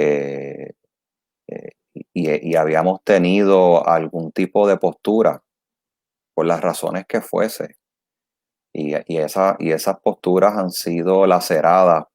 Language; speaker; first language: Spanish; native; Spanish